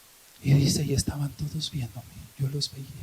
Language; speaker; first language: Spanish; native; Spanish